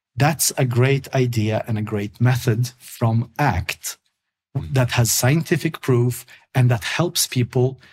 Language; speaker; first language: English; non-native, fluent; Swedish